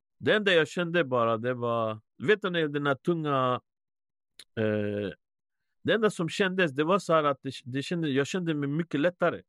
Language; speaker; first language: Swedish; early bilingual, other home language; Spanish